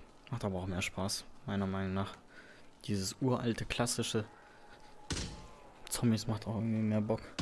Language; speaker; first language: German; native; German